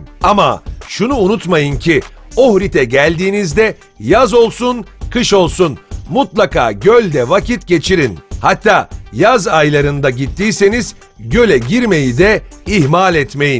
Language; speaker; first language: Turkish; native; Turkish